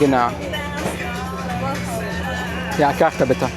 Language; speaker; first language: German; non-native, learner; Arabic